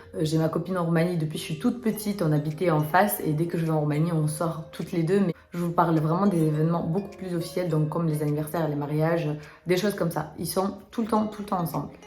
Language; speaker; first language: French; early bilingual, other home language; Romanian